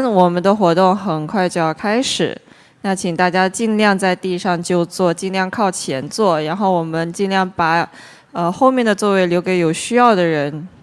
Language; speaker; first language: Chinese; native; Chinese